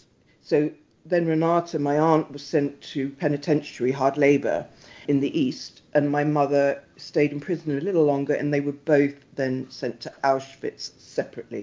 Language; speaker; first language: English; native; English